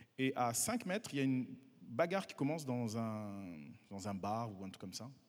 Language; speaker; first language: French; non-native, local second language; Kinyarwanda